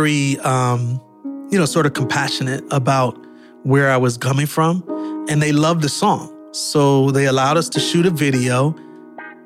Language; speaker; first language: English; native; English